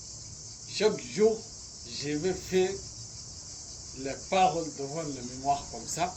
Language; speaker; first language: French; non-native, learner; Arabic